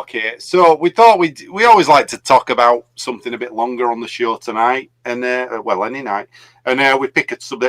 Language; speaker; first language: English; native; English